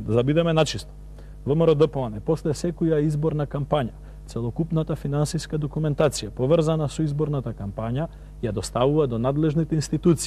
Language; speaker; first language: Macedonian; native; Macedonian